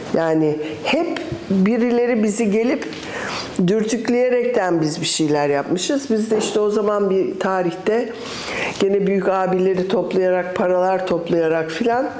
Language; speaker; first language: Turkish; early bilingual, other home language; English